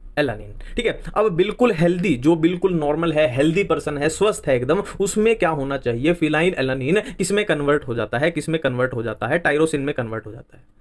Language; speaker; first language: Hindi; native; Hindi